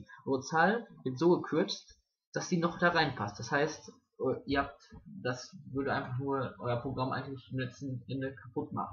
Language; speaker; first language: German; native; German